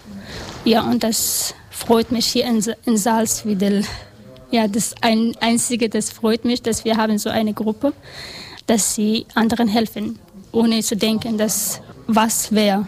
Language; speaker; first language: German; non-native, learner; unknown